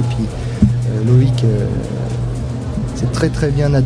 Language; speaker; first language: French; native; French